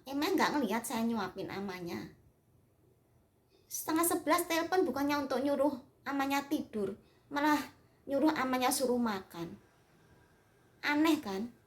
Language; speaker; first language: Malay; non-native, local second language; Javanese